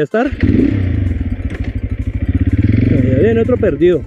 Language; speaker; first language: Spanish; native; Spanish